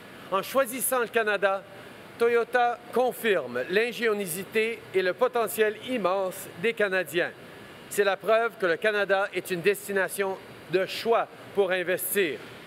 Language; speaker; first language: French; early bilingual, heritage; French